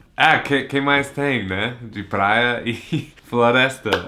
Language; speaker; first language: Portuguese; non-native, learner; English